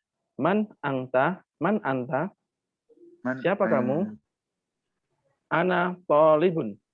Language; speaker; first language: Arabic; non-native, learner; Indonesian